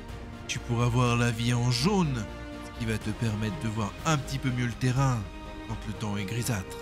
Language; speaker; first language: French; native; French